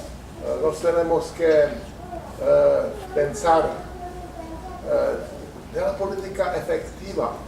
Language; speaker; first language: Spanish; non-native, learner; Czech